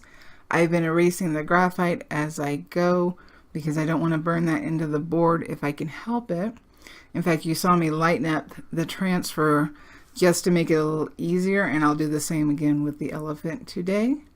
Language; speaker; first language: English; native; English